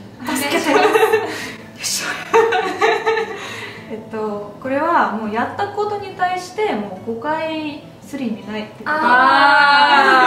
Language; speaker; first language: Japanese; non-native, fluent; Russian